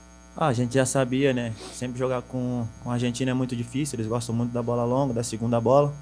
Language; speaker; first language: Portuguese; native; Portuguese